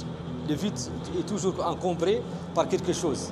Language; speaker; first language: French; non-native, local second language; Arabic